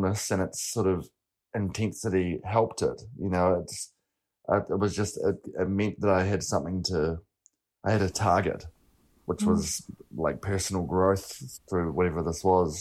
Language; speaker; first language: English; native; English